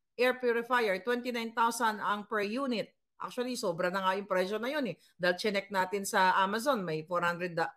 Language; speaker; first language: Filipino; non-native, local second language; Cebuano